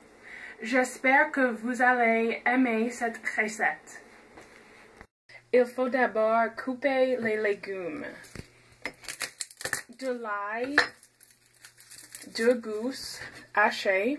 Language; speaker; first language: French; non-native, fluent; English